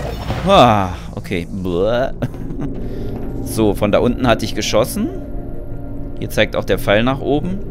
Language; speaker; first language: German; native; German